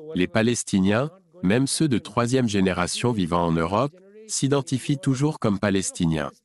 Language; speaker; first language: French; non-native, fluent; Punjabi